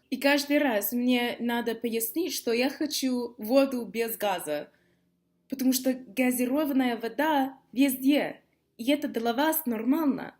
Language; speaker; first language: Russian; non-native, fluent; English